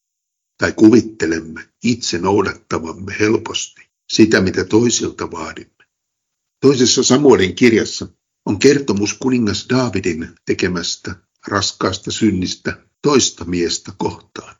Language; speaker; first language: Finnish; native; Finnish